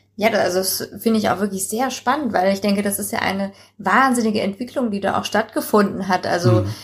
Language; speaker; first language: German; native; German